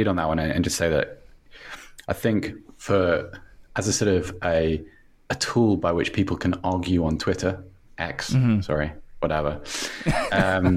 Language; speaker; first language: English; native; English